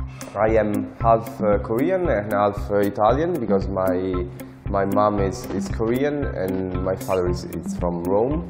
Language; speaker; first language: English; non-native, fluent; Italian